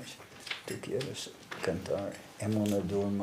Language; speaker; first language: Spanish; non-native, learner; English